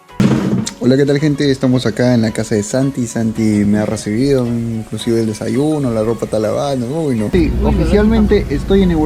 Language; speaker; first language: Spanish; native; Spanish